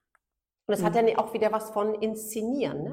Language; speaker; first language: German; native; German